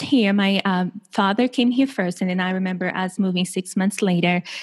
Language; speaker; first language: English; non-native, fluent; Portuguese